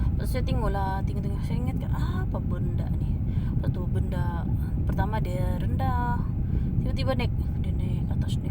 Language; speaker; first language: Malay; native; Malay